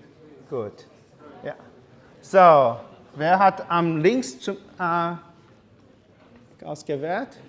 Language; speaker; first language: German; non-native, learner; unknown